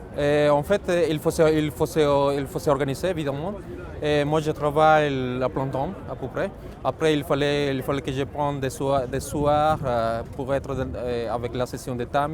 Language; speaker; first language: French; non-native, fluent; Spanish